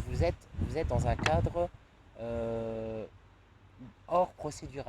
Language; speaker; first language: French; native; French